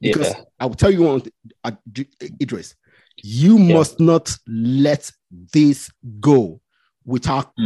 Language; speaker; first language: English; non-native, local second language; Yoruba